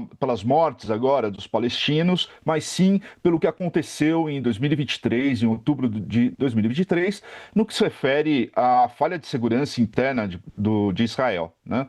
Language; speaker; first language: Portuguese; native; Portuguese